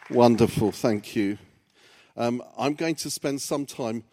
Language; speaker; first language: English; early bilingual, other home language; Greek